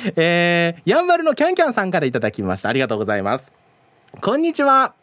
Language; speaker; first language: Japanese; native; Japanese